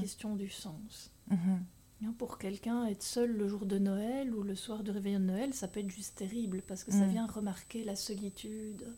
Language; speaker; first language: French; native; French